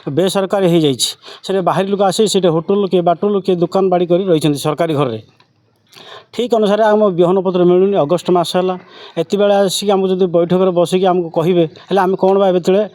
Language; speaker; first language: Odia; native; Odia